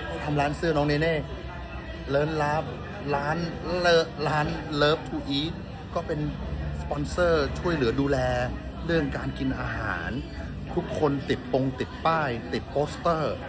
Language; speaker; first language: Thai; native; Thai